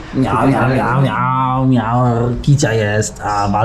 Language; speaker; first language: Polish; native; Polish